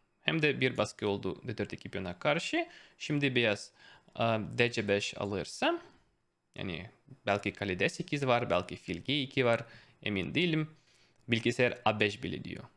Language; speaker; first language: Turkish; non-native, fluent; Russian